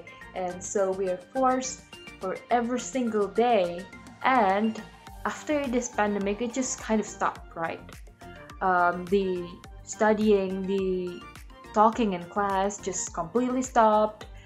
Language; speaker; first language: English; non-native, learner; Indonesian